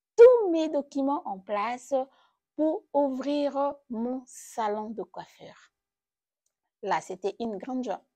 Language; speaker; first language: French; non-native, local second language; Lingala